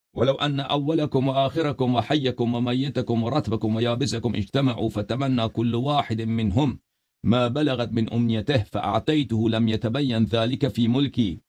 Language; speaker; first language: Urdu; non-native, fluent; Persian